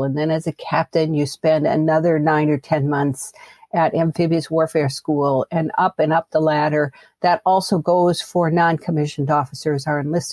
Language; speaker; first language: English; native; English